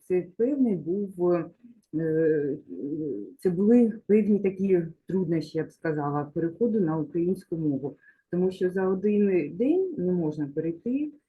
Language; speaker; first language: Ukrainian; non-native, local second language; Russian